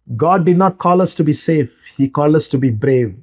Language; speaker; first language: English; non-native, local second language; Telugu